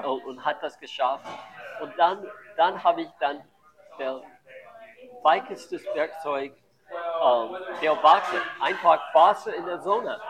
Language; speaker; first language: German; non-native, learner; English